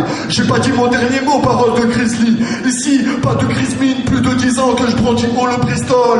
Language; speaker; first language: French; native; French